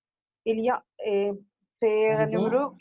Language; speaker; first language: French; non-native, learner; Arabic